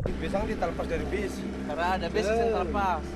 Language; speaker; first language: Indonesian; native; Indonesian